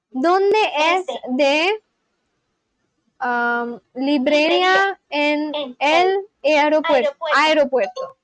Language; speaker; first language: Spanish; non-native, learner; English